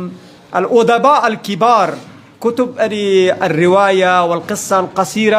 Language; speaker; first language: Arabic; non-native, fluent; Bangla